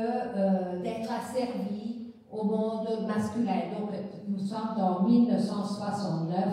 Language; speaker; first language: French; non-native, fluent; Italian